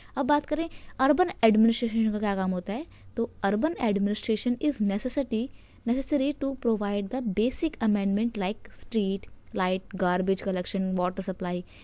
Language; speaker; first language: Hindi; native; Hindi